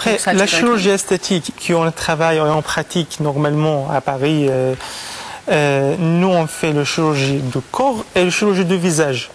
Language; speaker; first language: French; non-native, fluent; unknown